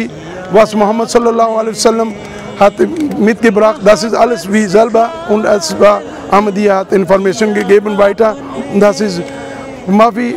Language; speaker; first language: German; non-native, learner; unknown